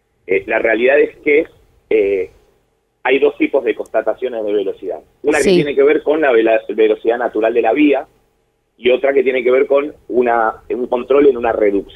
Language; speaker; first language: Spanish; native; Spanish